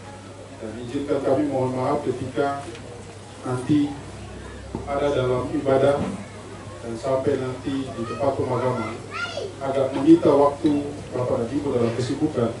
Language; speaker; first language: Indonesian; native; Indonesian